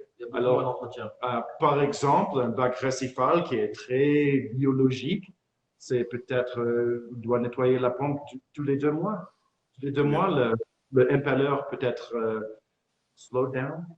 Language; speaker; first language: French; non-native, fluent; English